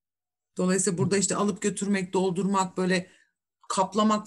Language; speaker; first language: Turkish; native; Turkish